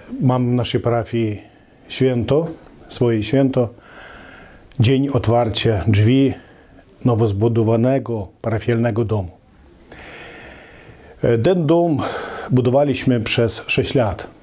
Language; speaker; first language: Polish; non-native, local second language; Ukrainian